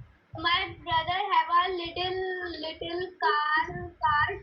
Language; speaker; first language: English; non-native, learner; Hindi